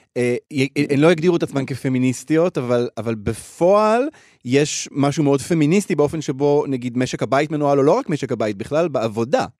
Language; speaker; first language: Hebrew; native; Hebrew